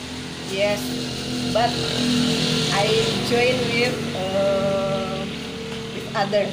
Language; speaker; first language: English; non-native, learner; Indonesian